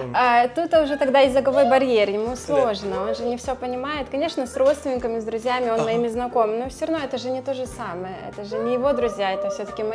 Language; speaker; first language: Russian; native; Russian